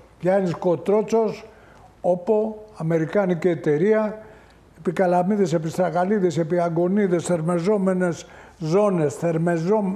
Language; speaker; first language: Greek; native; Greek